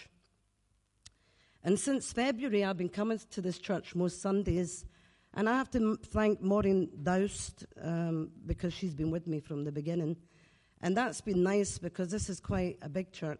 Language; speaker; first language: English; native; English